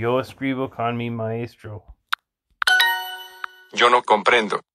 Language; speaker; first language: Spanish; non-native, learner; English